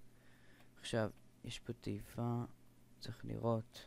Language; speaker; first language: Hebrew; native; Hebrew